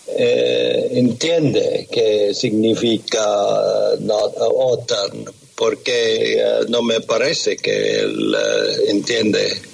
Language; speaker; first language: Spanish; non-native, learner; Estonian